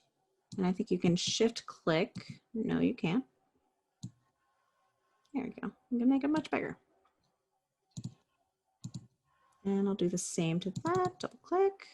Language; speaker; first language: English; native; English